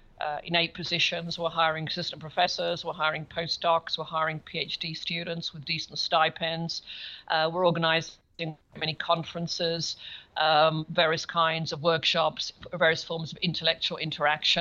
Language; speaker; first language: English; native; English